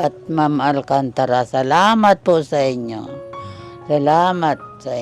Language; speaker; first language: Filipino; non-native, local second language; Cebuano